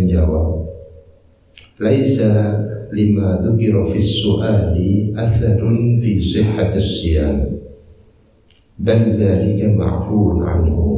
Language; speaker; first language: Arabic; non-native, fluent; Indonesian